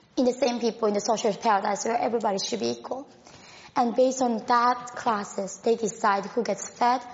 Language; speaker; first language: English; non-native, fluent; Korean